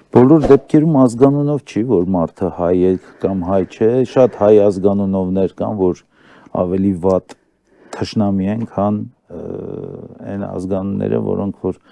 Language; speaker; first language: Armenian; native; Armenian